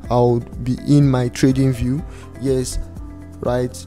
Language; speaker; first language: English; non-native, local second language; Yoruba